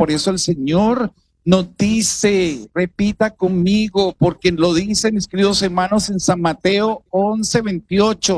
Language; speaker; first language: Spanish; native; Spanish